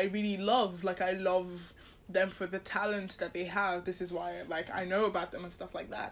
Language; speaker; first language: English; non-native, local second language; Yoruba